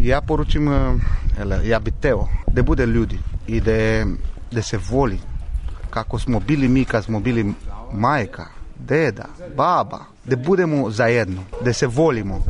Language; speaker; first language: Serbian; non-native, learner; Romanian